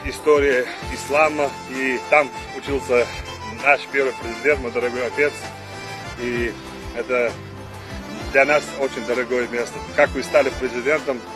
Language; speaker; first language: Russian; non-native, local second language; Chechen